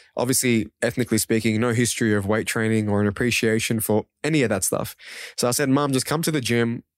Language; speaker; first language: English; non-native, local second language; Kurdish